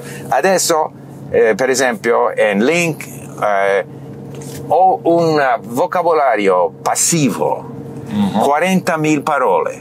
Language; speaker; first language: Italian; non-native, learner; English